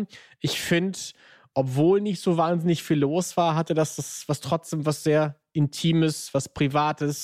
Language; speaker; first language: German; native; German